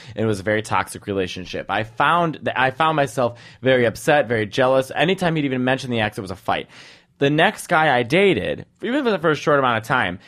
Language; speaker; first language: English; native; English